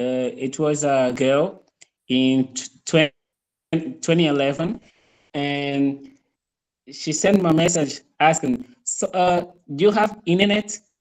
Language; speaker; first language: English; non-native, fluent; Portuguese